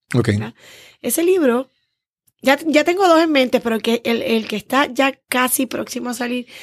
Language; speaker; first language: Spanish; native; Spanish